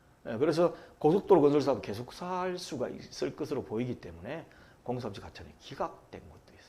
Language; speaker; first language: Korean; native; Korean